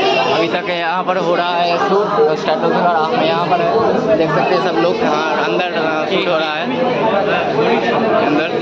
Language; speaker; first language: Hindi; non-native, local second language; Bangla